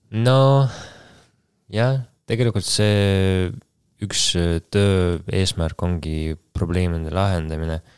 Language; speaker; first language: Estonian; non-native, local second language; Russian